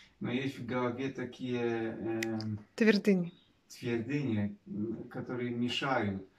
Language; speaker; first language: Russian; non-native, learner; Polish